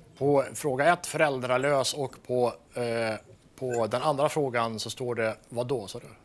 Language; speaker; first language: Swedish; native; Swedish